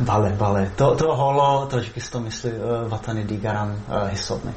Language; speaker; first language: Persian; non-native, fluent; Czech